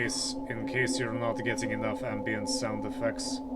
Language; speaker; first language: English; native; English